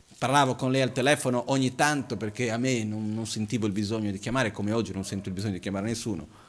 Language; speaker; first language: Italian; non-native, fluent; Portuguese